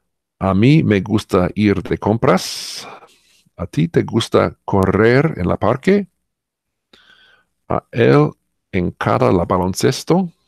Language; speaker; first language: Spanish; non-native, learner; English